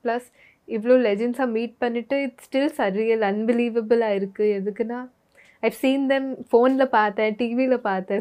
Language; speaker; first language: Tamil; non-native, learner; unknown